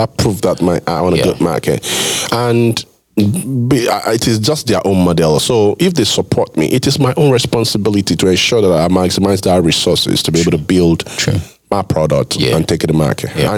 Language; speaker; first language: English; non-native, local second language; Yoruba